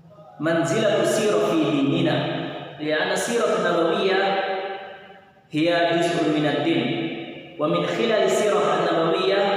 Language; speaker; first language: Arabic; non-native, fluent; Indonesian